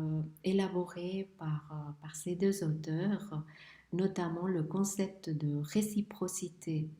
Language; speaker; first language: French; non-native, fluent; Spanish